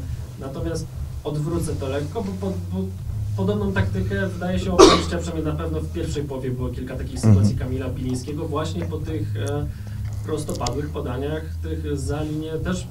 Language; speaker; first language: Polish; native; Polish